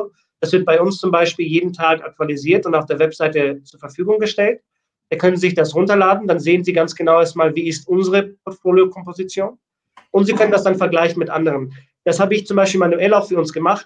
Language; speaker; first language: German; native; German